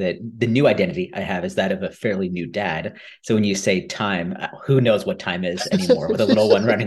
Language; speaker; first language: English; native; English